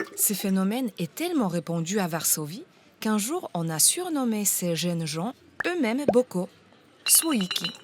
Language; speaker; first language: French; non-native, fluent; Polish